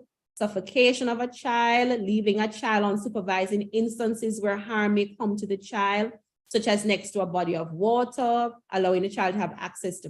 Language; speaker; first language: English; native; English